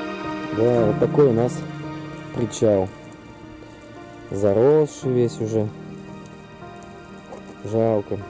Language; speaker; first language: Russian; native; Russian